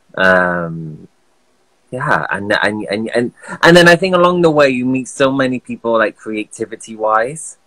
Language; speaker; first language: English; native; English